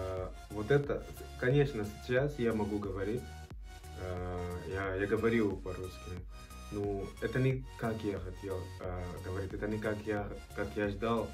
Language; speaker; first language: Russian; non-native, learner; Portuguese